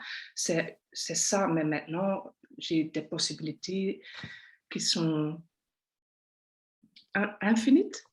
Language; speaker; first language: French; non-native, local second language; Dutch